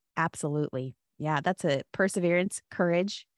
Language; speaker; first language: English; native; English